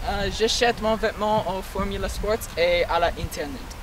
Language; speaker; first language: French; non-native, learner; English